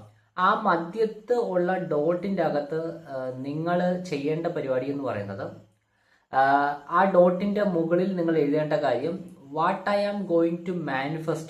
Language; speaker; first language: Malayalam; native; Malayalam